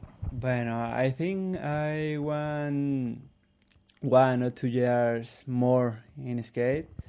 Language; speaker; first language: English; non-native, learner; Spanish